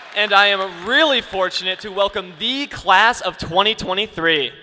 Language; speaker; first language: English; native; English